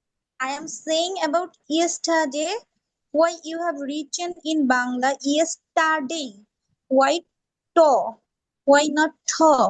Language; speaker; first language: English; non-native, local second language; Bangla